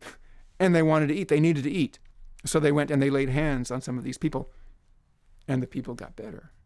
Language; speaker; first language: English; native; English